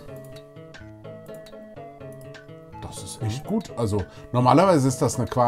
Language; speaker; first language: German; native; German